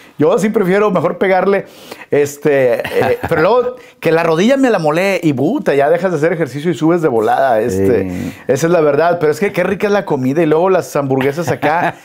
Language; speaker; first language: Spanish; native; Spanish